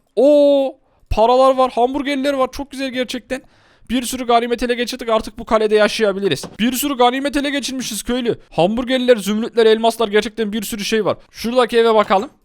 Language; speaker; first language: Turkish; native; Turkish